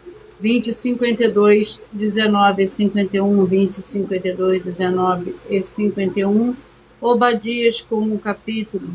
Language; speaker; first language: Portuguese; native; Portuguese